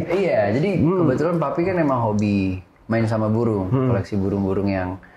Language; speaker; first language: Indonesian; native; Indonesian